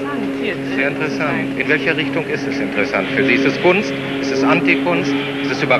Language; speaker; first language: German; native; German